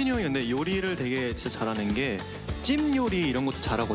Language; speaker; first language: Korean; native; Korean